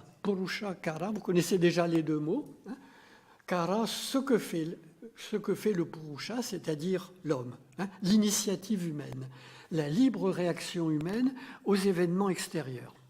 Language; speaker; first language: French; native; French